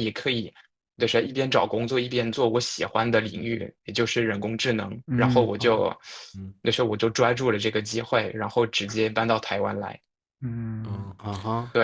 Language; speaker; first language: Chinese; non-native, fluent; French